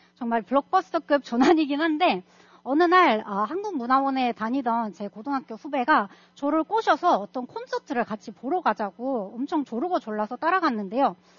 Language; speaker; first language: Korean; non-native, fluent; Russian